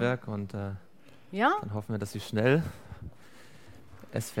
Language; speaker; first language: German; native; German